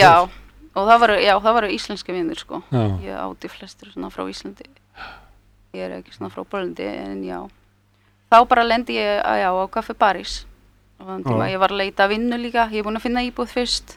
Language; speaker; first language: Icelandic; early bilingual, heritage; Polish